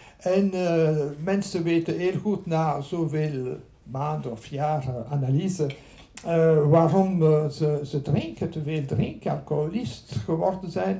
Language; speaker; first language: Dutch; non-native, local second language; French